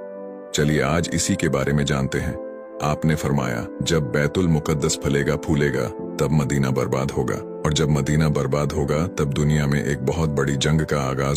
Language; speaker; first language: Hindi; native; Hindi